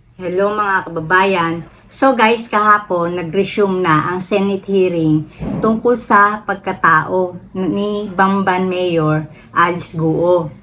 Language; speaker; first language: Filipino; native; Filipino